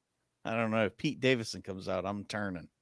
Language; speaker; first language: English; native; English